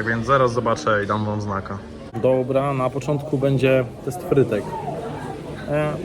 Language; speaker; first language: Polish; native; Polish